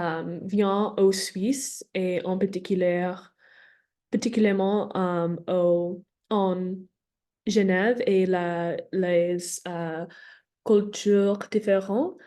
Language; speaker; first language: French; non-native, learner; English